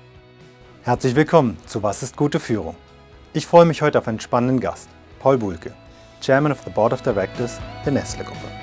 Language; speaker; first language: German; native; German